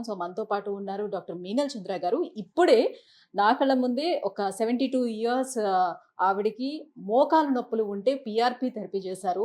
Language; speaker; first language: Telugu; native; Telugu